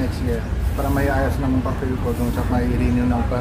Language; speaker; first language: Filipino; non-native, learner; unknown